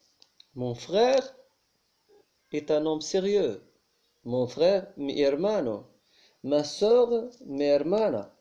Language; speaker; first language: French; non-native, local second language; Arabic